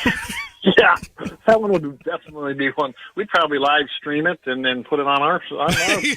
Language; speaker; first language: English; native; English